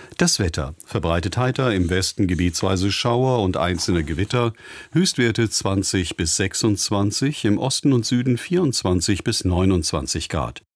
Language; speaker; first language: German; native; German